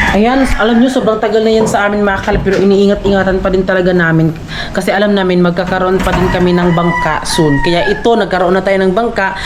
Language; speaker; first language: Filipino; non-native, local second language; Cebuano